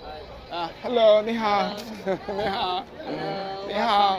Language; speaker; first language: Chinese; non-native, learner; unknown